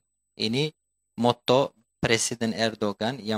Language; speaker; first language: Indonesian; non-native, fluent; Turkish